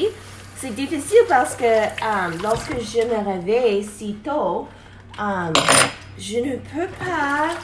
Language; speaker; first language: French; non-native, learner; English